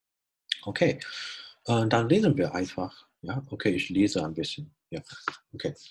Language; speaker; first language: German; non-native, fluent; Chinese